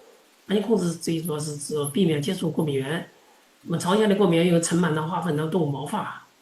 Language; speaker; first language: Chinese; non-native, local second language; Indonesian